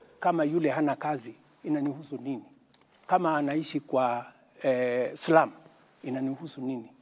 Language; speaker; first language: Swahili; non-native, local second language; Kalenjin